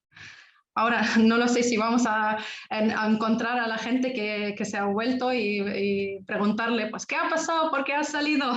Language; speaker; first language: Spanish; non-native, fluent; Arabic